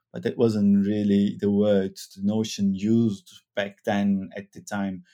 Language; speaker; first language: English; non-native, fluent; Turkish